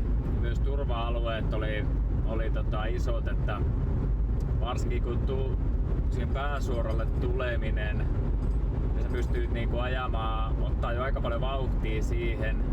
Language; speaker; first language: Finnish; native; Finnish